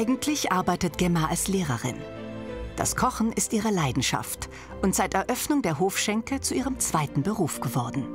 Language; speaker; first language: German; native; German